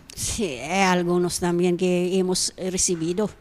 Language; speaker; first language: Spanish; non-native, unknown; Filipino